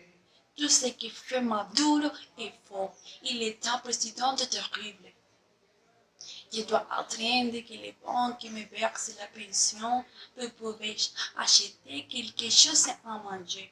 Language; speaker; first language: French; non-native, learner; Spanish